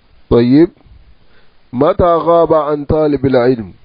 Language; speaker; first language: Arabic; non-native, fluent; Wolof